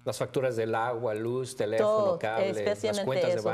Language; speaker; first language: Spanish; native; Spanish